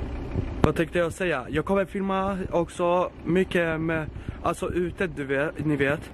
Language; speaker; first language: Swedish; early bilingual, other home language; Polish